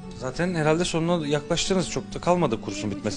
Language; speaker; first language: Turkish; native; Turkish